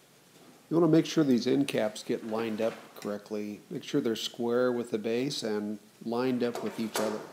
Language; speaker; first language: English; native; English